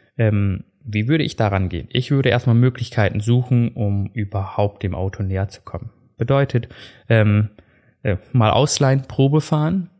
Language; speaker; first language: German; early bilingual, other home language; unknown